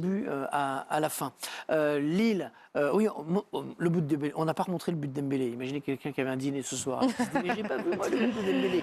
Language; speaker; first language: French; native; French